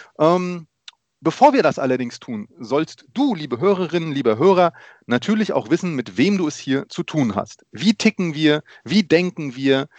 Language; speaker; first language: German; early bilingual, other home language; Polish